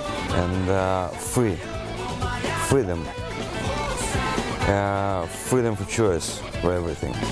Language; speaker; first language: English; non-native, learner; Russian